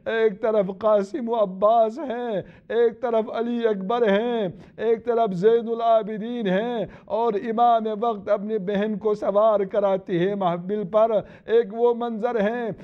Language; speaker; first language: Urdu; non-native, local second language; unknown